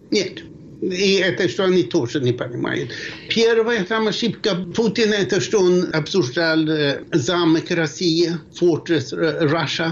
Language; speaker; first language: Russian; non-native, fluent; Swedish